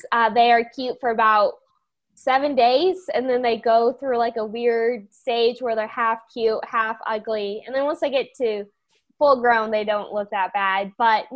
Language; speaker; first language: English; native; English